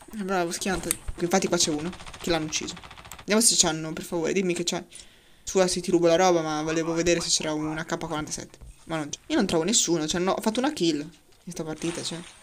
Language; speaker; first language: Italian; native; Italian